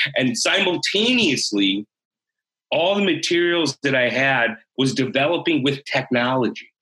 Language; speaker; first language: English; native; English